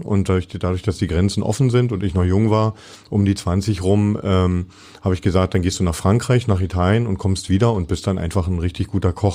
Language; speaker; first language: German; native; German